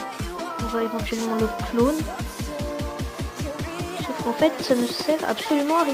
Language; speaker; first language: French; native; French